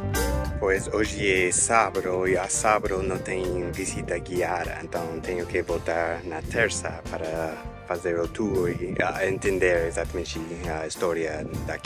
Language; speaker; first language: Portuguese; non-native, fluent; English